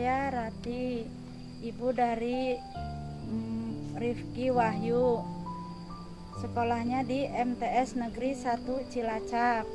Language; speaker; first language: Indonesian; non-native, local second language; Javanese